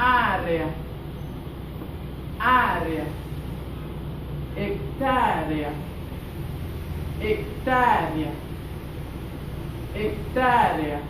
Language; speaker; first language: Spanish; non-native, fluent; Haitian Creole